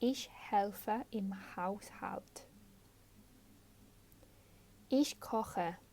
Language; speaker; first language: German; non-native, fluent; English